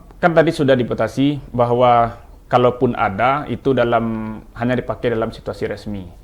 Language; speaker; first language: Indonesian; non-native, local second language; Minangkabau